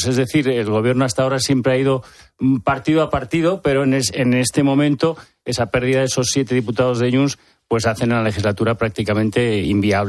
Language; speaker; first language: Spanish; native; Spanish